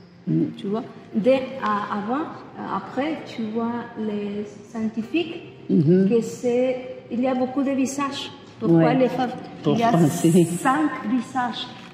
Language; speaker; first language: French; non-native, learner; Spanish